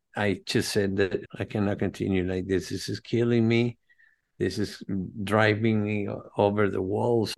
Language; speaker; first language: English; non-native, fluent; Spanish